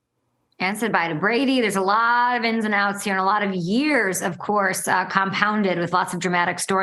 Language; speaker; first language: English; native; English